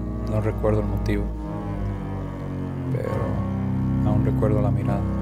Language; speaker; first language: Spanish; early bilingual, other home language; English